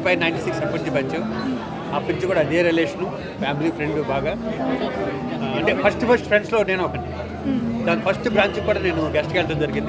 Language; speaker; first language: Telugu; native; Telugu